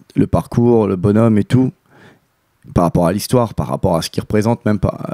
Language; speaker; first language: French; native; French